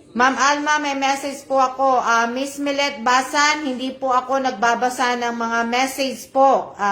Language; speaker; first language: Filipino; non-native, local second language; Cebuano